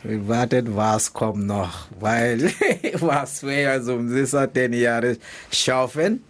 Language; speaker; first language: German; non-native, learner; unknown